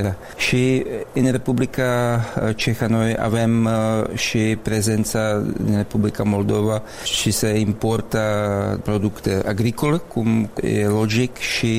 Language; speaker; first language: Romanian; non-native, learner; Czech